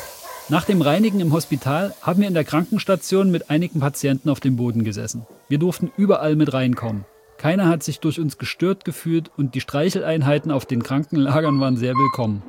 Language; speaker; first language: German; native; German